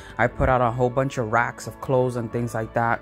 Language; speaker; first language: English; native; English